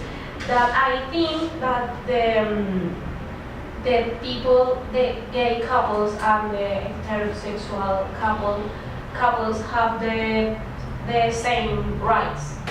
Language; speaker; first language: English; non-native, learner; Spanish